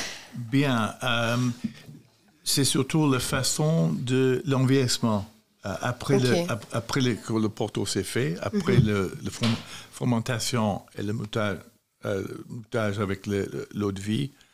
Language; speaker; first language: French; non-native, fluent; English